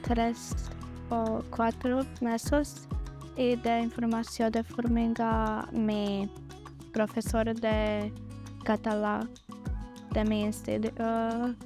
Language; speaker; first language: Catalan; non-native, learner; Croatian